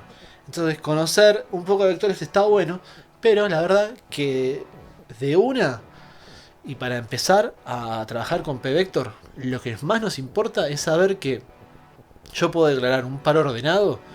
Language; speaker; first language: Spanish; native; Spanish